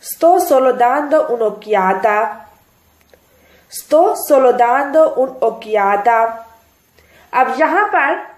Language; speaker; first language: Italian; non-native, fluent; Urdu